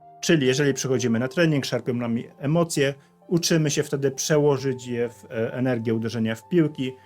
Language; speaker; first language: Polish; native; Polish